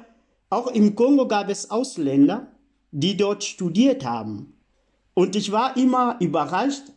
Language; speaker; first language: German; non-native, fluent; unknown